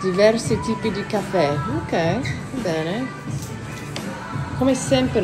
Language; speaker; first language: Italian; non-native, learner; English